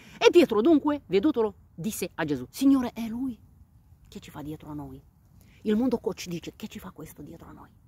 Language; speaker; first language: Italian; non-native, fluent; Romanian